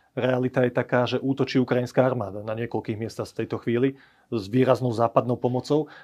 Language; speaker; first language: Slovak; native; Slovak